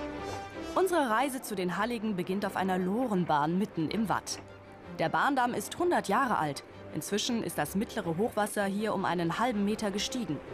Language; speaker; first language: German; native; German